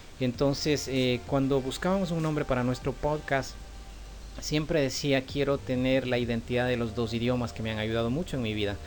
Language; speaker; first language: Spanish; native; Spanish